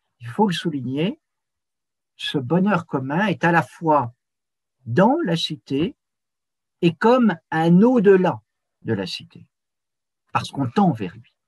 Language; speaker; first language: French; native; French